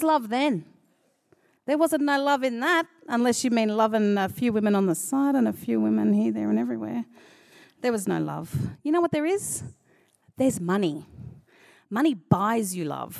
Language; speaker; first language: English; native; English